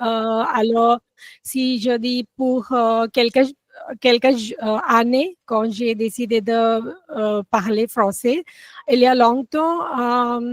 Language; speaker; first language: French; non-native, learner; Gujarati